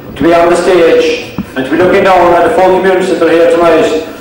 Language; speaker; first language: English; native; English